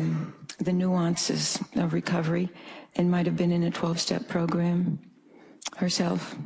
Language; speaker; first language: English; native; English